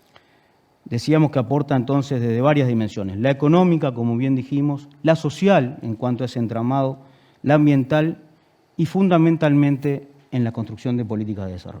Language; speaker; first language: Spanish; native; Spanish